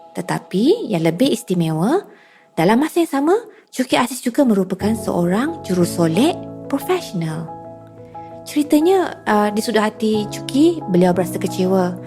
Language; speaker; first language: Malay; native; Malay